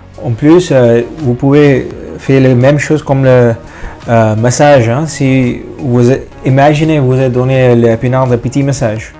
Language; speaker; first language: French; non-native, fluent; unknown